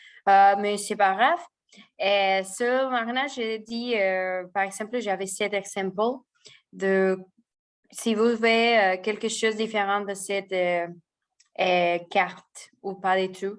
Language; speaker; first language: French; non-native, fluent; Spanish